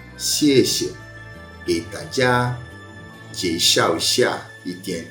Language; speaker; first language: Chinese; non-native, learner; Portuguese